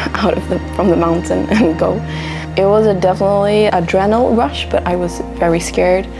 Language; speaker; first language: English; non-native, fluent; Swedish